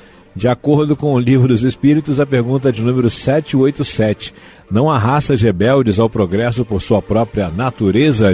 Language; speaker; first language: Portuguese; native; Portuguese